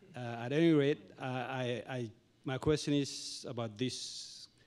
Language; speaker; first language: English; non-native, fluent; Oromo